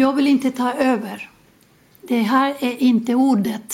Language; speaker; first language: Swedish; non-native, fluent; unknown